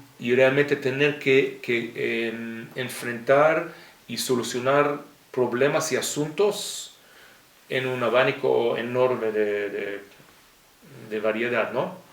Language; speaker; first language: Spanish; non-native, fluent; Hebrew